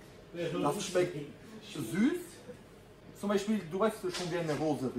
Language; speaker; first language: German; early bilingual, other home language; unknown